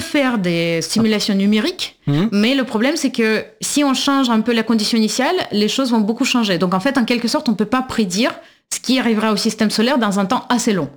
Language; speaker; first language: French; non-native, fluent; Russian